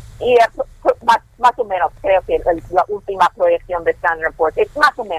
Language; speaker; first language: Spanish; non-native, fluent; English